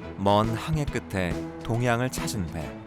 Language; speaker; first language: Korean; native; Korean